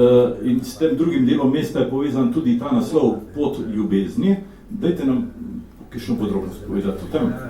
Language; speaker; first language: Slovenian; native; Slovenian